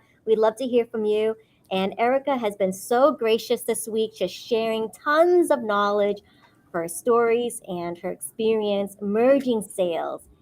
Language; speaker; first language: English; native; English